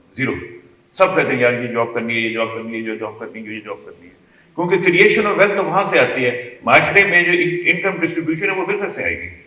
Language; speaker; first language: Urdu; non-native, local second language; Kashmiri